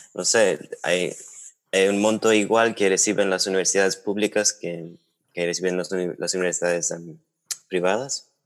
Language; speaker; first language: Spanish; non-native, fluent; English